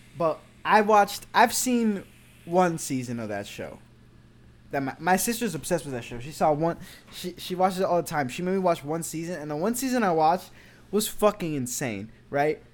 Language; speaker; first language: English; native; English